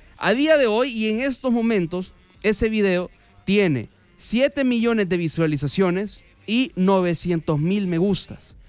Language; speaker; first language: Spanish; native; Spanish